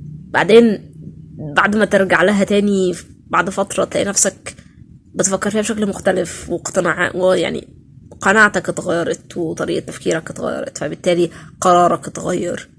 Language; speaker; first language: Arabic; native; Arabic